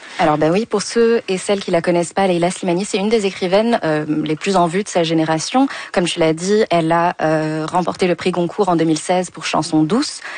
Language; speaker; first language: French; native; French